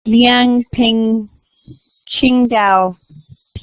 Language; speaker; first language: Chinese; non-native, learner; English